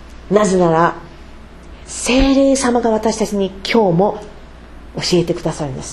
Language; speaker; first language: Japanese; non-native, fluent; English